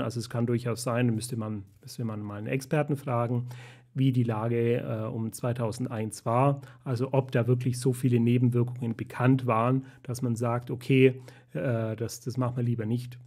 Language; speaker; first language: German; native; German